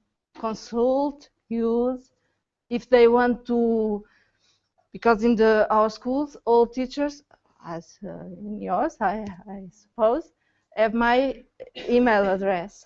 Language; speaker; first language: English; non-native, learner; Portuguese